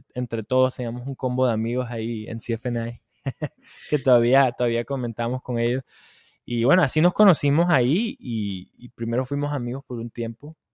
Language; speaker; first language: Spanish; native; Spanish